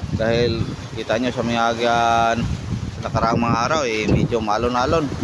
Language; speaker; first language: Filipino; non-native, local second language; Cebuano